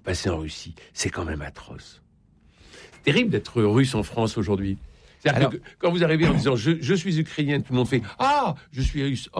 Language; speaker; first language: French; native; French